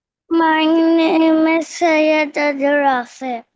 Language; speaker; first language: English; non-native, learner; Urdu